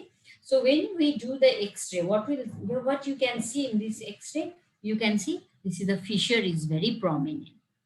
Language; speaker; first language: English; non-native, local second language; Nepali